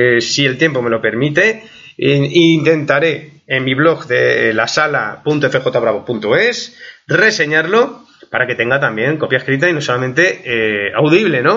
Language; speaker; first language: Spanish; native; Spanish